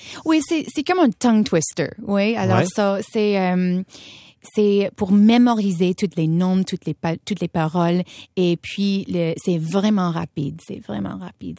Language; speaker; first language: French; non-native, fluent; English